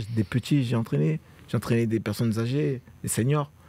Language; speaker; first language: French; native; French